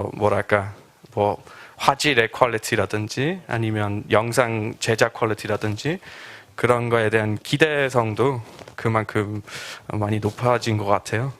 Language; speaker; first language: Korean; non-native, fluent; English